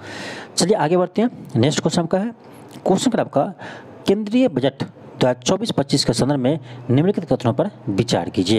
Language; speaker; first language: Hindi; native; Hindi